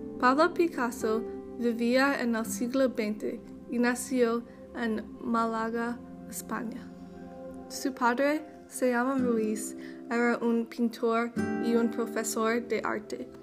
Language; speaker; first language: Spanish; non-native, learner; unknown